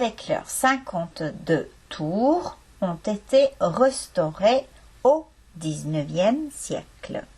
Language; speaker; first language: French; non-native, fluent; Estonian